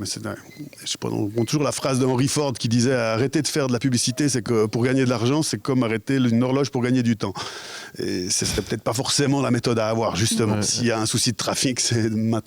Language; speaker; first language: French; native; French